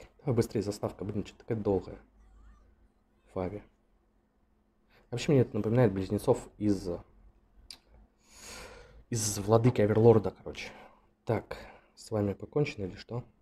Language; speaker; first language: Russian; native; Russian